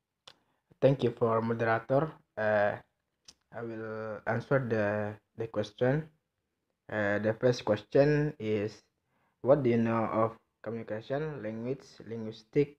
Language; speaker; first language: English; non-native, learner; Indonesian